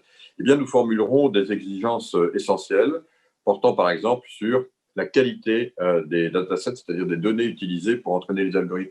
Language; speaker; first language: French; native; French